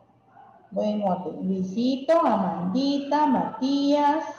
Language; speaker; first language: Spanish; native; Spanish